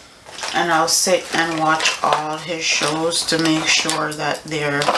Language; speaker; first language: English; native; English